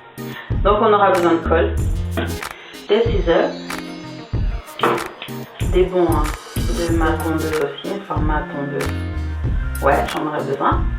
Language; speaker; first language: French; native; French